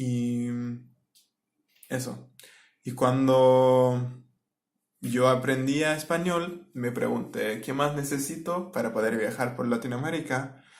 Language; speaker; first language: Spanish; non-native, fluent; Turkish